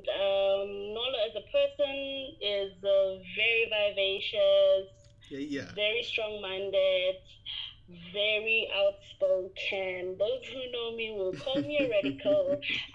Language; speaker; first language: English; non-native, local second language; Northern Sotho